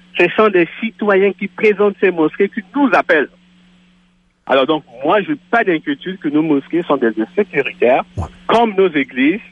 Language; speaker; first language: French; native; French